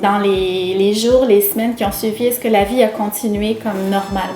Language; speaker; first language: French; native; French